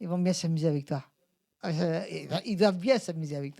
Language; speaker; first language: French; native; French